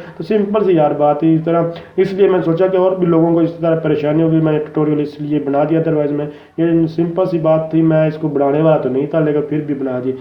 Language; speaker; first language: Urdu; non-native, local second language; Punjabi